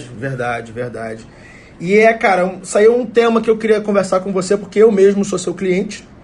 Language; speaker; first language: Portuguese; native; Portuguese